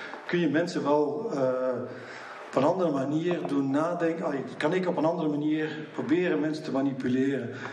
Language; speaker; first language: Dutch; early bilingual, other home language; English